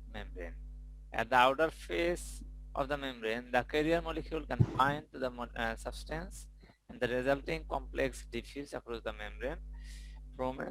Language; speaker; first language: English; non-native, local second language; Bangla